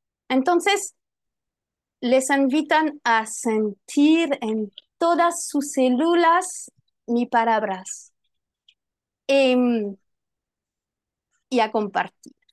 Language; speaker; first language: Spanish; non-native, fluent; French